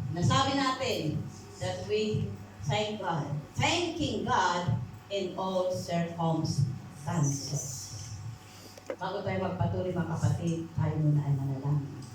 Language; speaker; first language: Filipino; non-native, local second language; Iloko